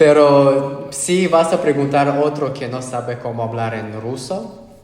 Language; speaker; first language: Spanish; non-native, fluent; Hebrew